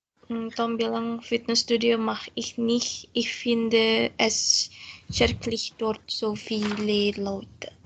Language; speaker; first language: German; non-native, learner; Indonesian